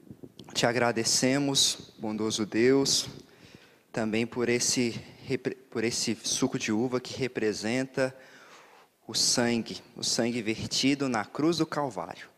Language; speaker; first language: Portuguese; native; Portuguese